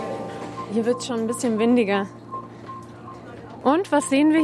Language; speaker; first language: German; native; German